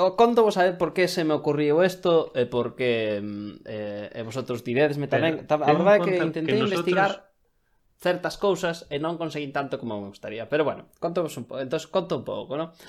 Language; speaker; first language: Galician; non-native, local second language; Spanish